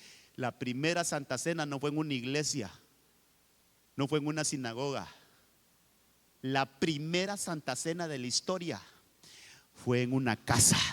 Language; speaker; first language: Spanish; native; Spanish